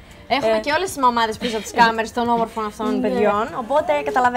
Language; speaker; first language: Greek; native; Greek